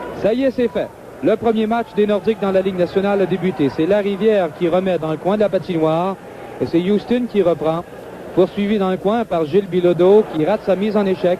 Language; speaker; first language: French; native; French